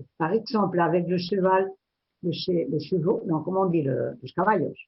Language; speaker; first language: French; non-native, learner; Spanish